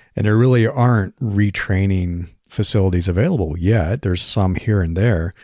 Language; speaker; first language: English; native; English